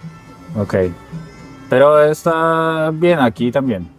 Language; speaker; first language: Spanish; non-native, learner; Polish